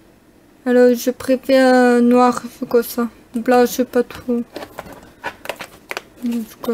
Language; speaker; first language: French; non-native, learner; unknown